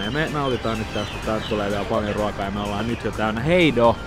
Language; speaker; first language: Finnish; native; Finnish